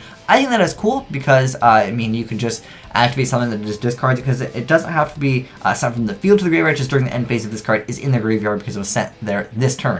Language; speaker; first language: English; native; English